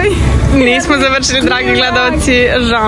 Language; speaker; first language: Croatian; non-native, learner; Russian